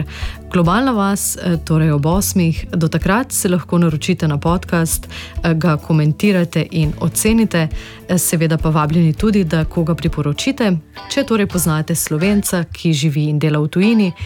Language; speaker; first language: Slovenian; native; Slovenian